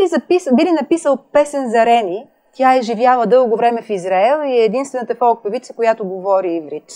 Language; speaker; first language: Bulgarian; native; Bulgarian